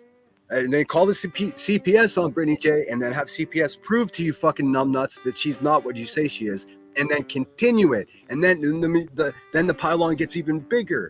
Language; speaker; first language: English; native; English